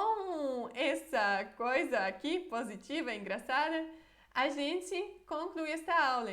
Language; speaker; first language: Portuguese; non-native, fluent; Polish